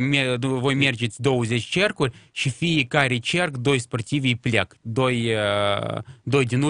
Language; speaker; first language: Romanian; non-native, local second language; Russian